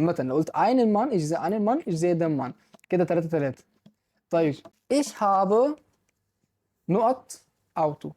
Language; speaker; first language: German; non-native, fluent; Arabic